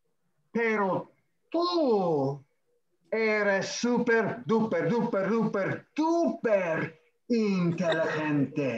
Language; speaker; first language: Spanish; non-native, fluent; English